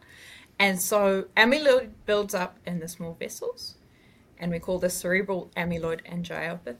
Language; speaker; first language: English; native; English